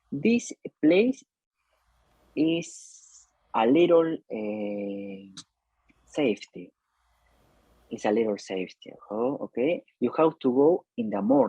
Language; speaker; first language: English; non-native, learner; Spanish